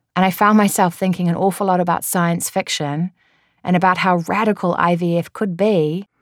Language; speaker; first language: English; native; English